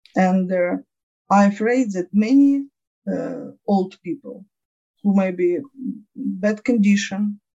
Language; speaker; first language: English; non-native, learner; Ukrainian